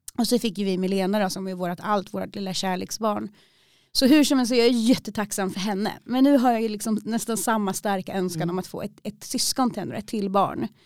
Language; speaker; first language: Swedish; native; Swedish